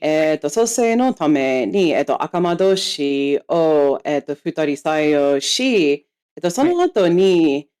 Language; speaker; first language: Japanese; non-native, fluent; English